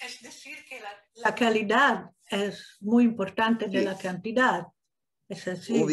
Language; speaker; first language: Spanish; non-native, learner; Italian